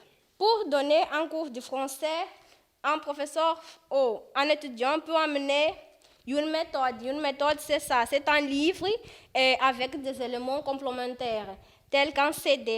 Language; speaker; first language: French; non-native, fluent; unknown